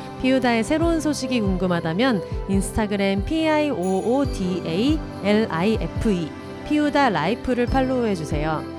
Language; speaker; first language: Korean; native; Korean